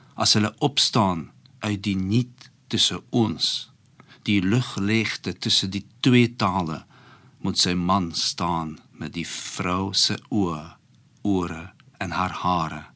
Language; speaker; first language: Afrikaans; non-native, fluent; Polish